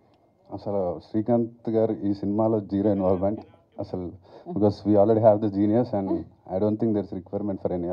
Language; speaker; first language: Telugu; native; Telugu